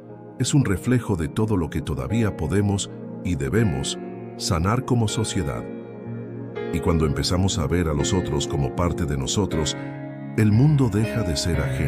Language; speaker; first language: Spanish; native; Spanish